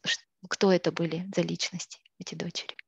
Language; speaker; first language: Russian; native; Russian